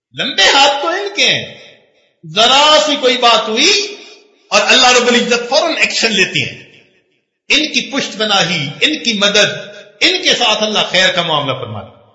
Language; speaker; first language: Urdu; non-native, local second language; Punjabi